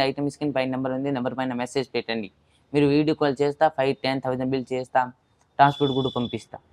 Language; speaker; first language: Telugu; non-native, local second language; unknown